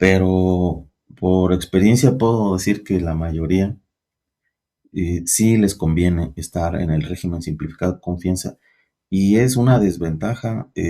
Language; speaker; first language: Spanish; native; Spanish